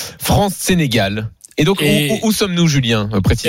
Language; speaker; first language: French; native; French